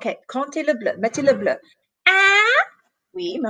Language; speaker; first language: French; non-native, fluent; English